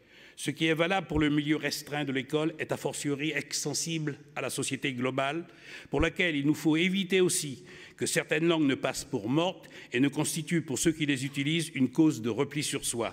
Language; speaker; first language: French; native; French